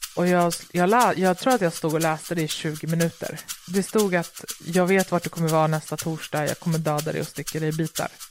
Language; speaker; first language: Swedish; native; Swedish